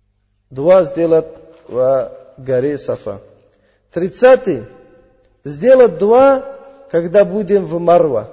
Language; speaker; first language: Russian; non-native, learner; Uzbek